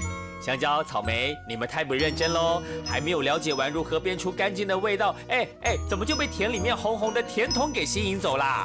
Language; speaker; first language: Chinese; native; Chinese